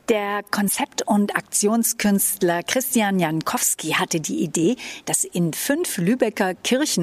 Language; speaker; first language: German; native; German